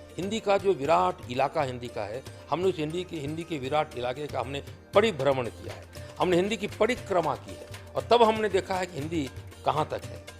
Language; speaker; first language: Hindi; non-native, local second language; Bangla